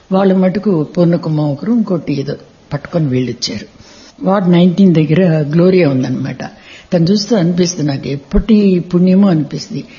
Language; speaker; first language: Telugu; native; Telugu